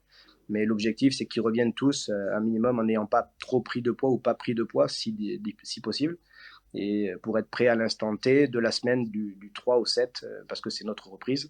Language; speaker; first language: French; native; French